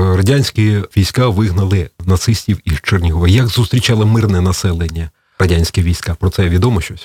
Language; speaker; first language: Ukrainian; native; Ukrainian